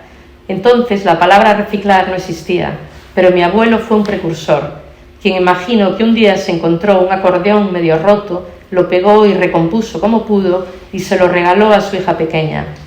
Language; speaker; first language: Spanish; native; Spanish